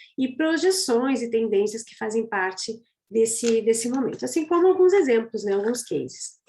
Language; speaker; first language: Portuguese; native; Portuguese